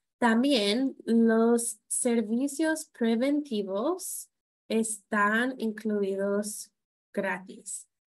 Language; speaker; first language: Spanish; non-native, fluent; English